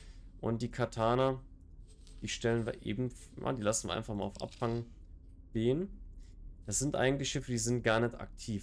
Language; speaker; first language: German; native; German